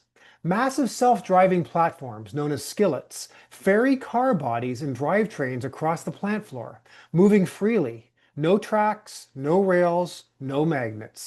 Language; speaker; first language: English; native; English